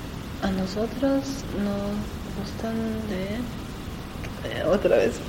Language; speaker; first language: Spanish; non-native, learner; French